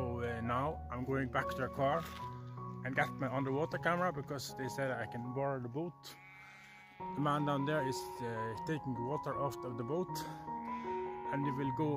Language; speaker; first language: English; non-native, fluent; Norwegian